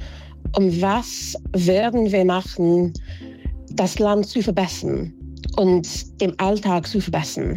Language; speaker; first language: German; non-native, fluent; English